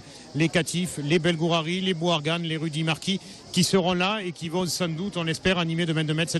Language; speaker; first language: French; native; French